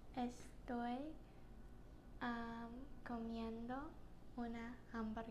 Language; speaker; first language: Spanish; non-native, learner; English